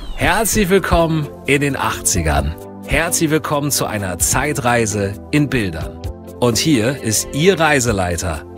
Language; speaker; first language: German; native; German